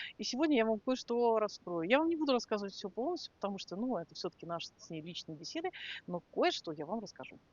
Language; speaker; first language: Russian; native; Russian